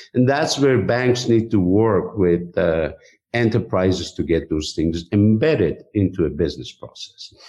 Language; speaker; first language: English; non-native, fluent; Persian